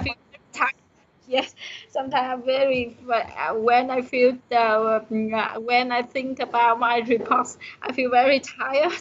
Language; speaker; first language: English; non-native, learner; Vietnamese